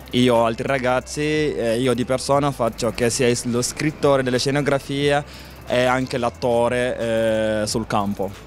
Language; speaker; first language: Italian; non-native, fluent; Fula